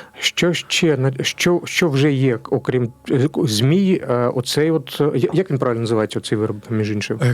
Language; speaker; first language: Ukrainian; native; Ukrainian